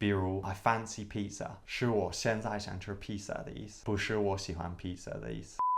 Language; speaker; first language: Chinese; non-native, fluent; English